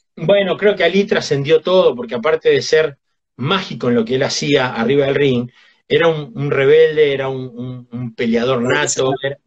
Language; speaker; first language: Spanish; native; Spanish